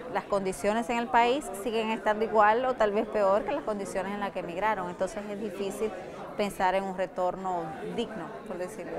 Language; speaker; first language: Spanish; native; Spanish